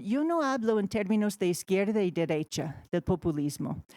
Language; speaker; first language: Spanish; non-native, fluent; English